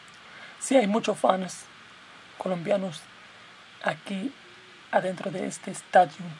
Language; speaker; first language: Spanish; non-native, learner; English